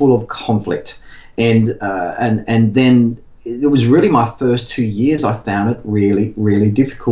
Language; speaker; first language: English; native; English